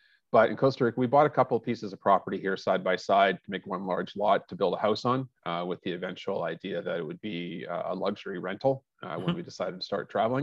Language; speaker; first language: English; native; English